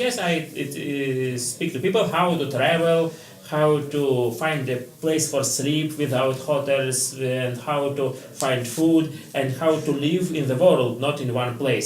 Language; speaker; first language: English; non-native, learner; Russian